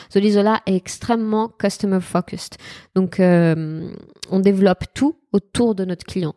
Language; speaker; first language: French; non-native, local second language; Arabic